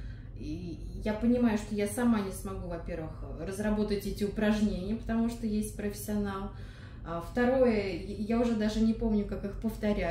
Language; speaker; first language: Russian; native; Russian